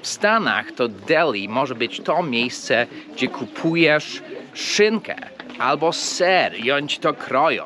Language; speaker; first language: Polish; early bilingual, heritage; English